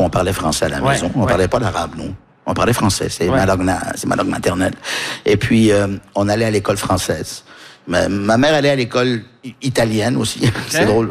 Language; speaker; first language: French; early bilingual, heritage; French